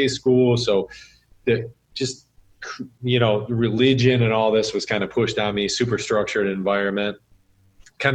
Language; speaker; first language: English; native; English